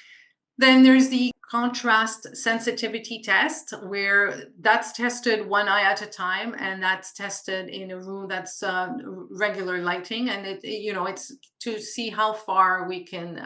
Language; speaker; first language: English; non-native, local second language; French